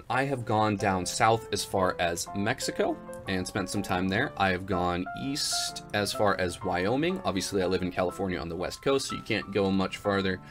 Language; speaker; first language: English; native; English